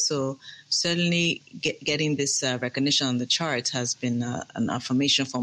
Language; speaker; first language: English; non-native, local second language; Yoruba